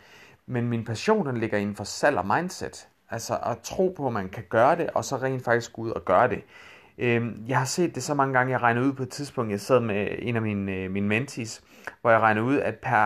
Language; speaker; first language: Danish; native; Danish